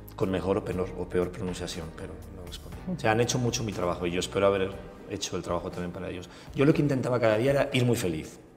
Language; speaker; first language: Spanish; native; Spanish